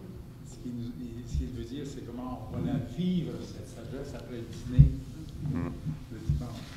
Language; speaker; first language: French; native; French